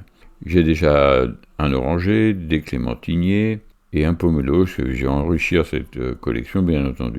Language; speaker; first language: French; native; French